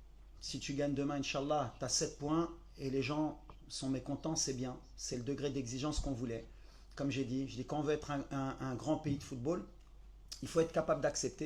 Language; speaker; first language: French; native; French